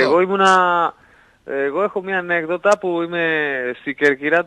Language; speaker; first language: Greek; non-native, learner; Spanish